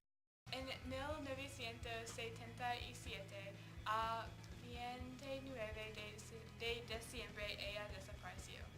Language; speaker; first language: Spanish; non-native, learner; English